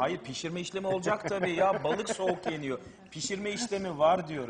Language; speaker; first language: Turkish; native; Turkish